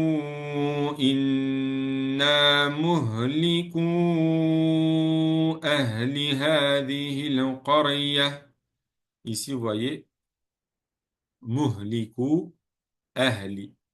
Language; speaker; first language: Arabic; non-native, fluent; French